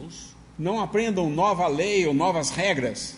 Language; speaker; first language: Portuguese; native; Portuguese